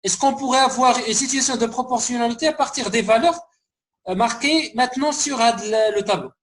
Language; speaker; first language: French; non-native, local second language; Arabic